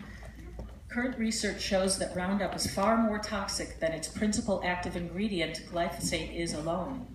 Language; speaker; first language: English; native; English